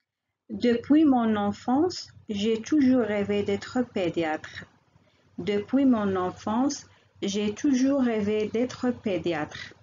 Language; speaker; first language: French; non-native, local second language; Arabic